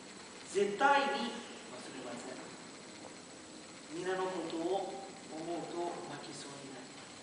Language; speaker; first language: Japanese; non-native, learner; Portuguese